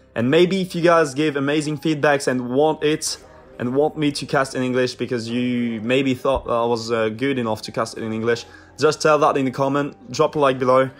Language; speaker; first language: English; non-native, fluent; French